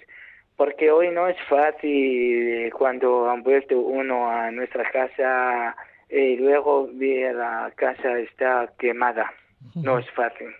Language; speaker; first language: Spanish; non-native, learner; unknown